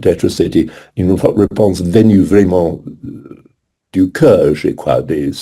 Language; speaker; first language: French; non-native, fluent; English